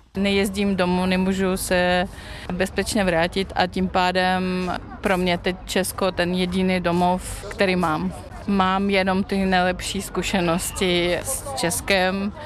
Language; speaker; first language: Czech; non-native, fluent; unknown